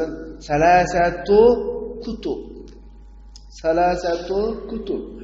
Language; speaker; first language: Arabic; non-native, fluent; Uyghur